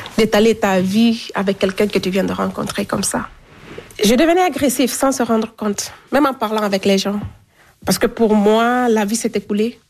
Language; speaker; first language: French; non-native, local second language; Fula